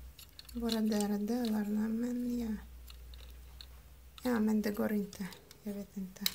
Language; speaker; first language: Swedish; non-native, learner; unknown